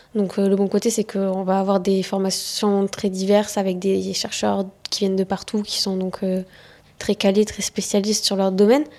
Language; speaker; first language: French; native; French